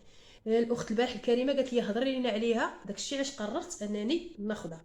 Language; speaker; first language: Arabic; native; Arabic